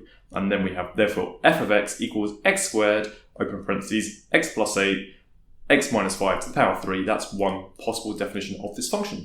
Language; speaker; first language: English; native; English